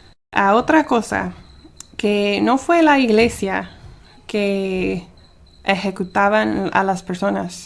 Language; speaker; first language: Spanish; early bilingual, heritage; Spanish